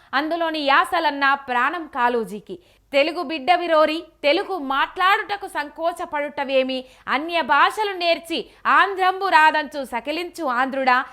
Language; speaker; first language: Telugu; native; Telugu